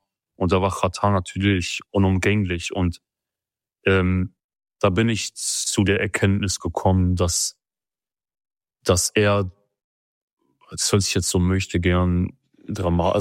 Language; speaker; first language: German; early bilingual, other home language; Kurdish